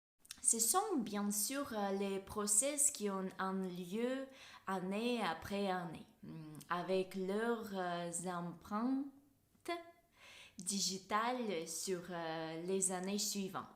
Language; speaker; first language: French; non-native, fluent; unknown